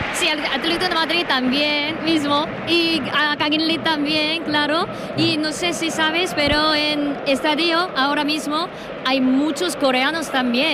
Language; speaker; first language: Spanish; non-native, learner; Korean